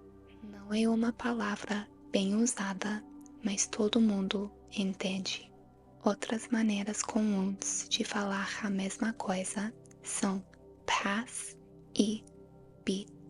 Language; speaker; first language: Portuguese; non-native, fluent; English